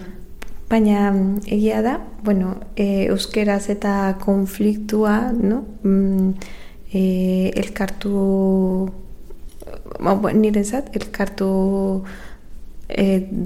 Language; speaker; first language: Basque; non-native, learner; Spanish